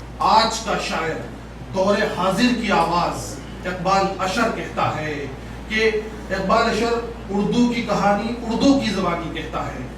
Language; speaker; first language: Urdu; native; Urdu